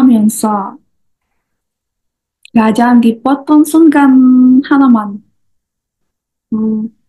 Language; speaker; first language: Korean; non-native, learner; Indonesian